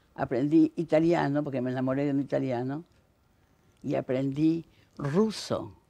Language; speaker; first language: Spanish; native; Spanish